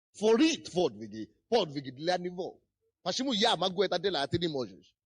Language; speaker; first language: Russian; non-native, fluent; Yoruba